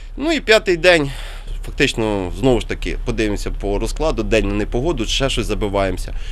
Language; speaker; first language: Ukrainian; native; Ukrainian